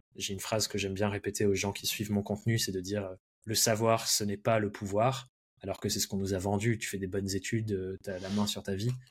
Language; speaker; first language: French; early bilingual, other home language; English